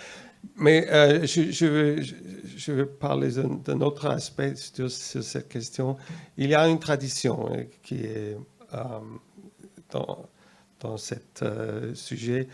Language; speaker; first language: French; non-native, fluent; German